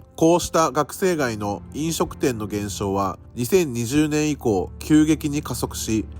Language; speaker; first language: Japanese; native; Japanese